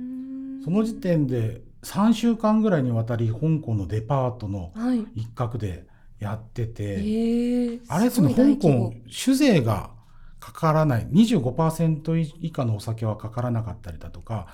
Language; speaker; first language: Japanese; native; Japanese